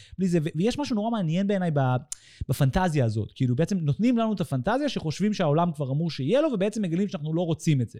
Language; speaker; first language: Hebrew; native; Hebrew